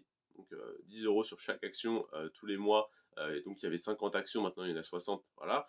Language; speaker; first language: French; native; French